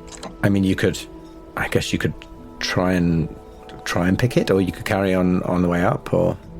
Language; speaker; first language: English; native; English